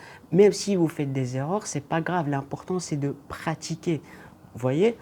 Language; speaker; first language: French; non-native, local second language; Arabic